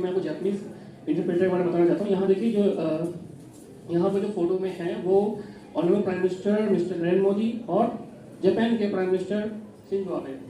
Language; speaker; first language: Hindi; native; Hindi